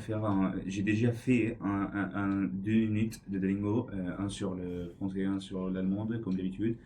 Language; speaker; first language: French; non-native, learner; English